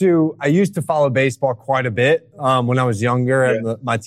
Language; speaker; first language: English; native; English